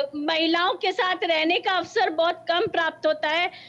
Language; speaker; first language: Hindi; native; Hindi